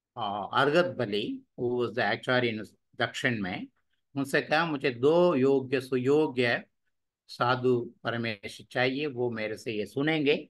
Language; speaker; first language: Hindi; non-native, local second language; Tamil